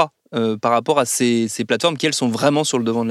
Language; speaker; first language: French; native; French